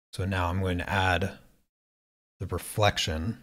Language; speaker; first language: English; native; English